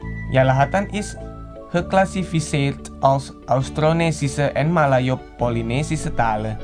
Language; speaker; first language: Dutch; non-native, fluent; Indonesian